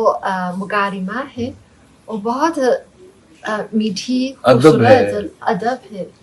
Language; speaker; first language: Hindi; non-native, fluent; Chinese